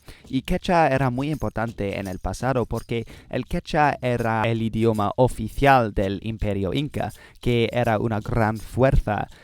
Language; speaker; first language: Spanish; non-native, learner; English